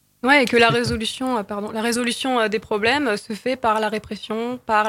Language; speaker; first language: French; native; French